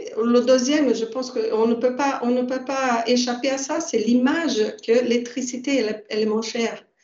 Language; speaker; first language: French; non-native, fluent; Portuguese